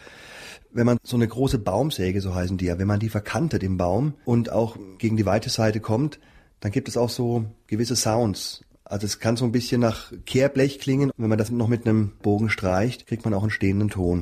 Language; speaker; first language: German; native; German